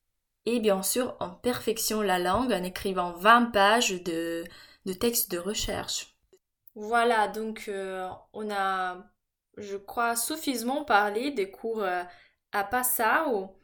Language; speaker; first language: French; non-native, fluent; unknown